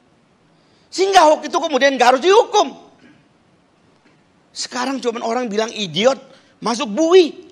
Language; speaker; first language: Indonesian; native; Indonesian